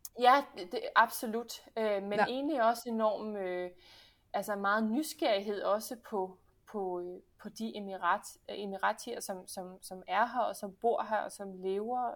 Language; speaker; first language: Danish; early bilingual, heritage; Danish